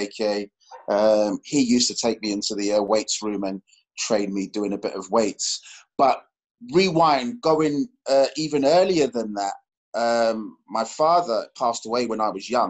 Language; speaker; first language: English; native; English